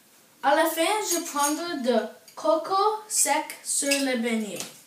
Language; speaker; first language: French; non-native, learner; English